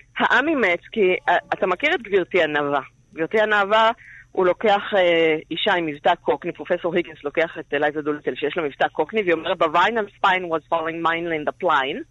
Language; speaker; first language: Hebrew; native; Hebrew